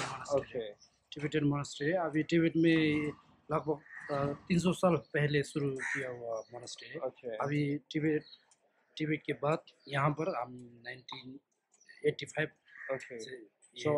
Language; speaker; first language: Hindi; non-native, fluent; Tibetan